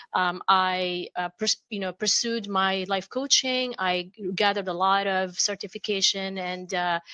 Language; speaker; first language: English; non-native, fluent; Arabic